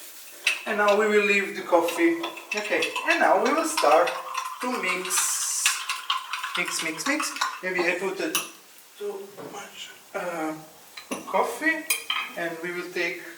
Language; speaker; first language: English; non-native, fluent; Italian